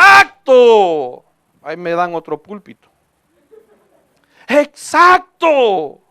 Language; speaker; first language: Spanish; native; Spanish